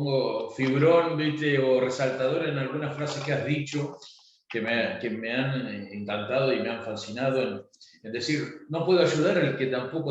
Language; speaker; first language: Spanish; native; Spanish